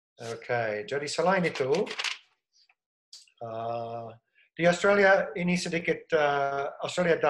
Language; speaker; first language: Indonesian; non-native, fluent; English